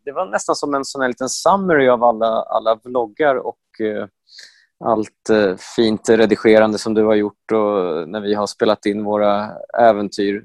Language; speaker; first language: Swedish; native; Swedish